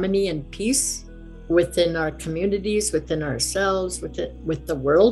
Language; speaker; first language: English; non-native, fluent; Cree